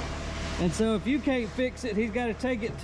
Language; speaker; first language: English; native; English